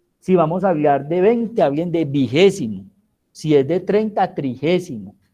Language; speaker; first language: Spanish; native; Spanish